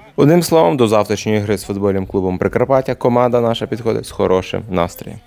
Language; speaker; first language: Ukrainian; native; Ukrainian